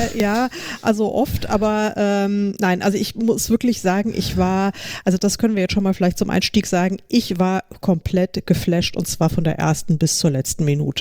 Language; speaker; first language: German; native; German